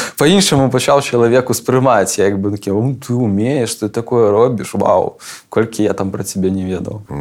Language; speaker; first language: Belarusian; non-native, local second language; Russian